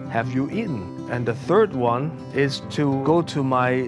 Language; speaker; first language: English; non-native, local second language; Cantonese